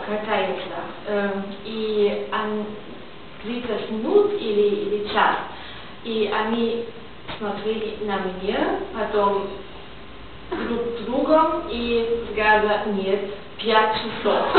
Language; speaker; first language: Russian; non-native, fluent; German